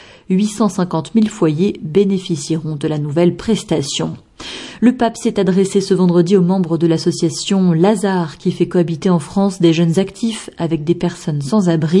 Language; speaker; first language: French; native; French